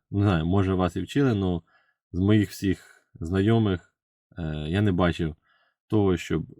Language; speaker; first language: Ukrainian; native; Ukrainian